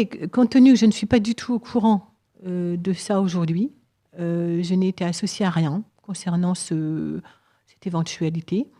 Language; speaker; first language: French; native; French